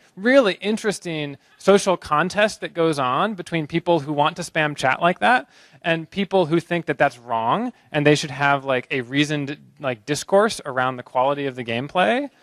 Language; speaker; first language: English; native; English